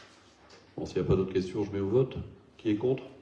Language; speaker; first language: French; native; French